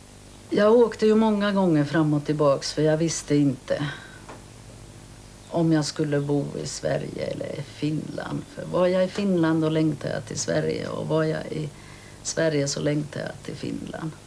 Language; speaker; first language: Swedish; early bilingual, other home language; Finnish